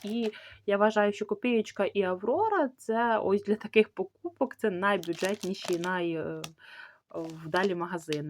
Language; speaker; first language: Ukrainian; native; Ukrainian